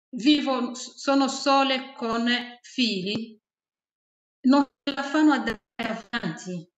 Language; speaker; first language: Italian; non-native, fluent; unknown